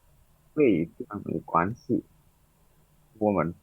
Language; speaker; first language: Chinese; non-native, learner; Indonesian